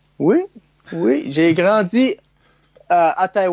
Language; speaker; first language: French; non-native, fluent; Chinese